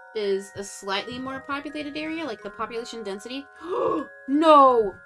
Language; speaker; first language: English; native; English